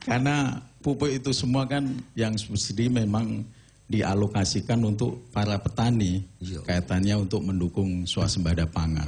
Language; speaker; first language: Indonesian; non-native, local second language; Javanese